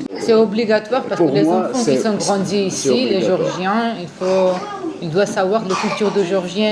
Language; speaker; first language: French; non-native, learner; Georgian